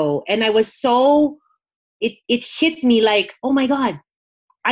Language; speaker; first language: English; non-native, local second language; Filipino